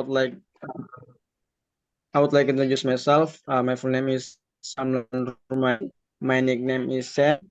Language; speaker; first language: English; non-native, learner; Indonesian